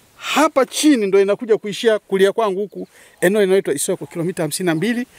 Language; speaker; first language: Swahili; native; Swahili